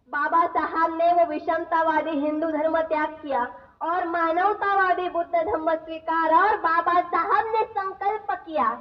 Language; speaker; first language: Hindi; non-native, local second language; Marathi